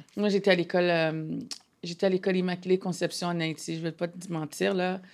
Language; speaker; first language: French; non-native, local second language; Haitian Creole